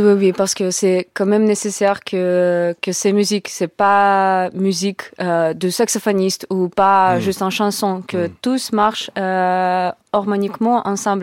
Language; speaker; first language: French; non-native, learner; Russian